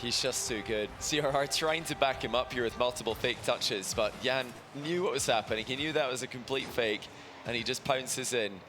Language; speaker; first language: English; native; English